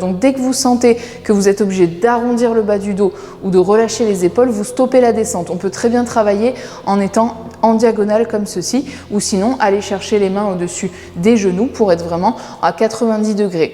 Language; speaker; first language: French; native; French